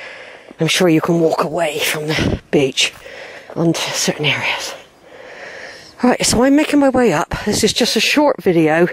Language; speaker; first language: English; native; English